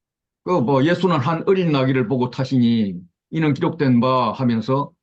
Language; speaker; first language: Korean; native; Korean